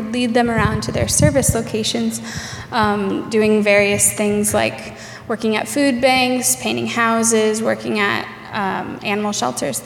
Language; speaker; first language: English; native; English